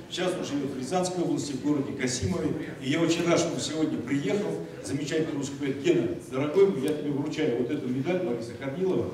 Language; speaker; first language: Russian; native; Russian